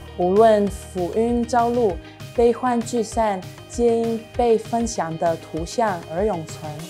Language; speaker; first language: Chinese; non-native, learner; English